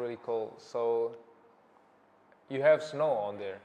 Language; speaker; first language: English; non-native, learner; Indonesian